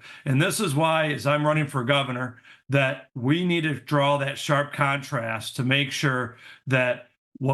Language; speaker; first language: English; native; English